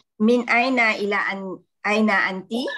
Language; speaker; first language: Arabic; non-native, learner; Malay